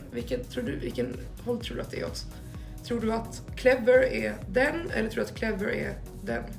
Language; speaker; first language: Swedish; native; Swedish